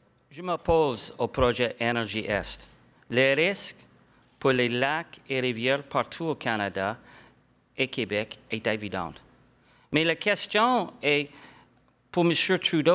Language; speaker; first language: French; non-native, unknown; English